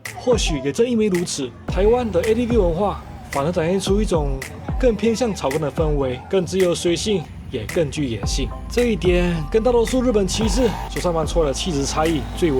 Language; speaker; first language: Chinese; native; Chinese